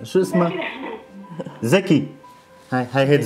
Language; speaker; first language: Dutch; non-native, learner; Arabic